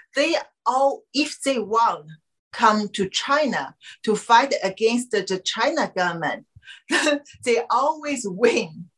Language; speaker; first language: English; non-native, fluent; Chinese